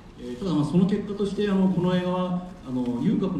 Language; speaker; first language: Japanese; non-native, fluent; Chinese